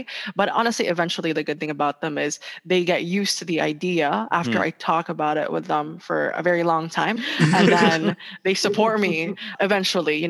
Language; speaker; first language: English; non-native, local second language; Hiligaynon